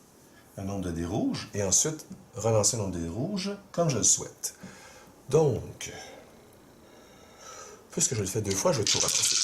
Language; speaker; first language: French; native; French